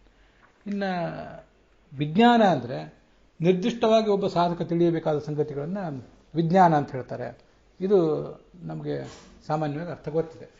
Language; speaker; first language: Kannada; native; Kannada